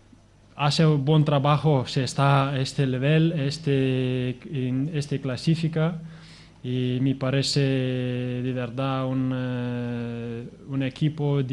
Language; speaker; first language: Spanish; non-native, fluent; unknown